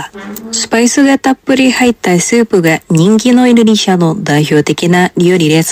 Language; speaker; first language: Japanese; non-native, fluent; Indonesian